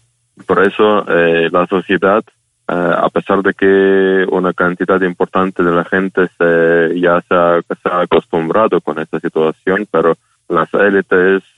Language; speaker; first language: Spanish; non-native, fluent; Ukrainian